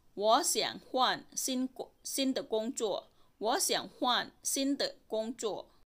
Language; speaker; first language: Chinese; non-native, fluent; Thai